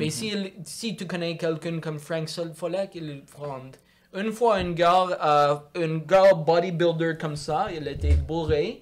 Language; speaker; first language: French; non-native, local second language; English